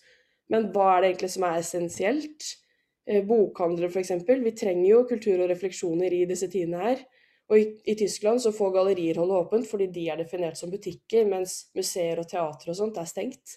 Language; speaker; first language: Norwegian; native; Norwegian